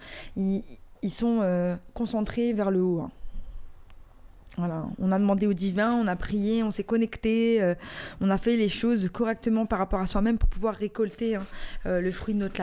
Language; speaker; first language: French; native; French